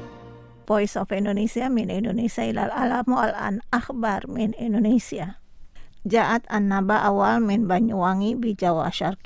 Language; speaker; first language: Arabic; non-native, fluent; Indonesian